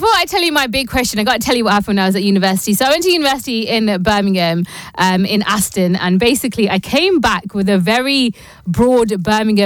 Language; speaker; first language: English; native; English